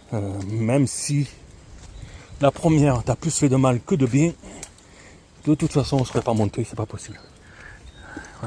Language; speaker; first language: French; native; French